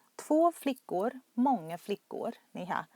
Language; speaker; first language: Swedish; non-native, fluent; Thai